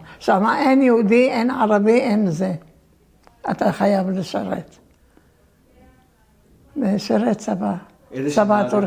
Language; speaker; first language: Hebrew; early bilingual, other home language; Turkish